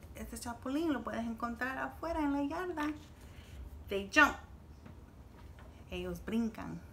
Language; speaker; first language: Spanish; early bilingual, heritage; Spanish